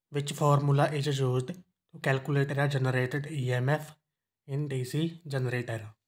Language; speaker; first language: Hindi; non-native, local second language; Punjabi